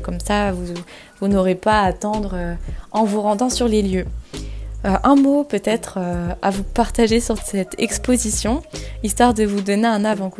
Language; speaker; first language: French; native; French